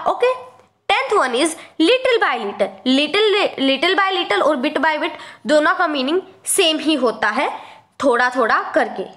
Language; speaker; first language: Hindi; native; Hindi